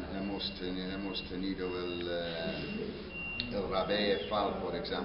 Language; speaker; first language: Spanish; non-native, fluent; English